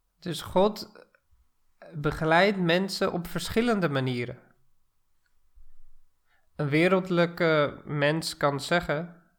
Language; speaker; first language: Dutch; non-native, fluent; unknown